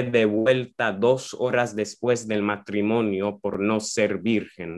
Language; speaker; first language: Spanish; early bilingual, heritage; Spanish